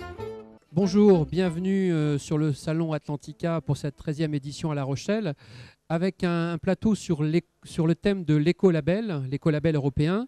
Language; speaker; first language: French; native; French